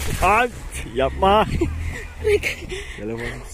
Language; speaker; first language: Turkish; native; Turkish